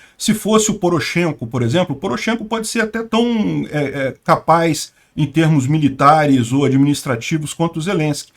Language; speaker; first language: Portuguese; native; Portuguese